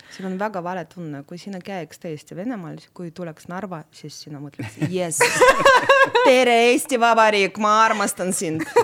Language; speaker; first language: Estonian; non-native, local second language; Russian